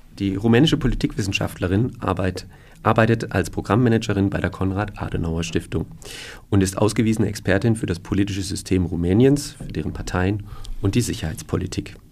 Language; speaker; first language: German; native; German